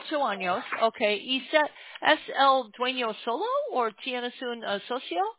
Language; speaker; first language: Spanish; non-native, learner; English